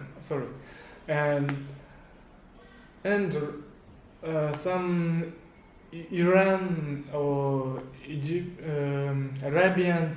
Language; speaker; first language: English; non-native, learner; Kazakh